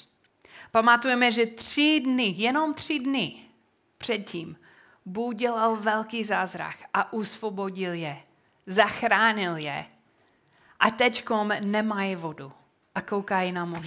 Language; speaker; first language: Czech; non-native, fluent; English